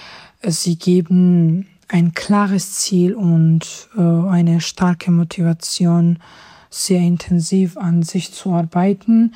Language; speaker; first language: German; non-native, fluent; Georgian